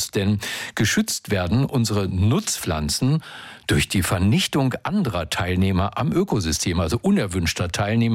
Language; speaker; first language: German; native; German